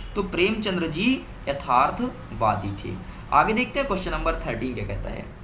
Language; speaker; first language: Hindi; native; Hindi